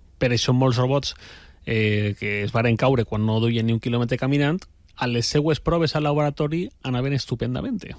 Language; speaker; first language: Catalan; native; Catalan